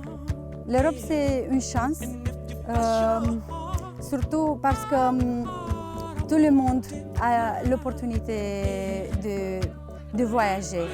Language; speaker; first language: French; non-native, fluent; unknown